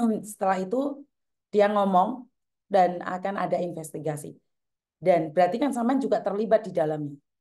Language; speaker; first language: Indonesian; non-native, local second language; Javanese